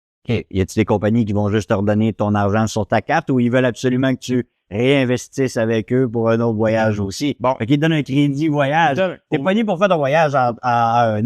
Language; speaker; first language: French; native; French